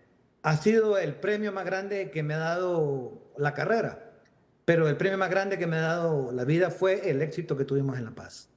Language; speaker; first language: Spanish; native; Spanish